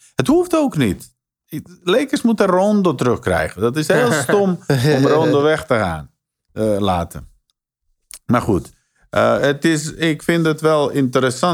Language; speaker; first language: Dutch; non-native, fluent; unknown